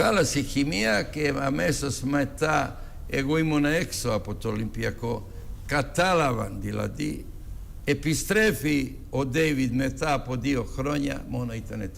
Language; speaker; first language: Greek; non-native, fluent; Serbian